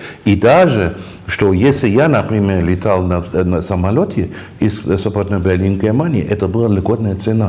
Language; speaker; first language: Russian; non-native, fluent; German